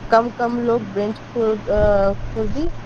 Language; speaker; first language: Persian; non-native, learner; Urdu